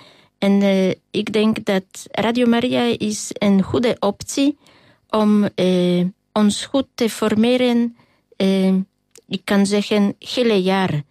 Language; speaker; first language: Dutch; non-native, learner; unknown